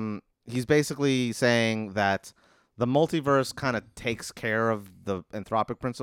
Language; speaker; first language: English; native; English